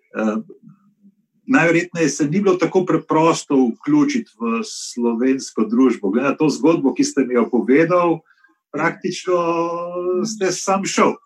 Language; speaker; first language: Slovenian; native; Slovenian